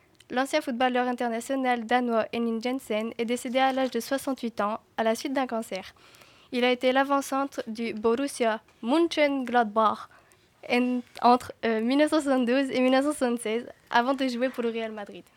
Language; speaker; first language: French; native; French